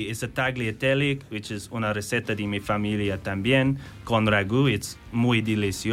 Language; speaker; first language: Spanish; non-native, learner; English